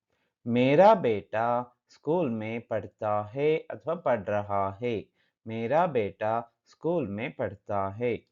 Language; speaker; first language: Hindi; non-native, fluent; Kannada